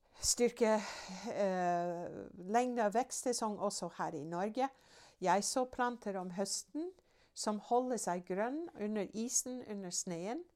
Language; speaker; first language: Norwegian; non-native, fluent; English